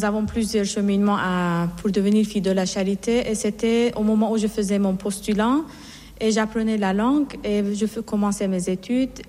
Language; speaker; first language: French; non-native, fluent; Assyrian Neo-Aramaic